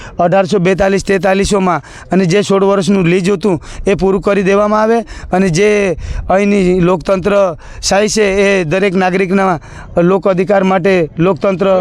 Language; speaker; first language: Gujarati; non-native, local second language; Kukna